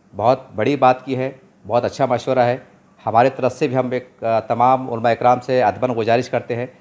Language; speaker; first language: Hindi; non-native, local second language; Urdu